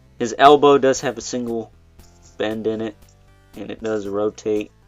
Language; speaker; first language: English; native; English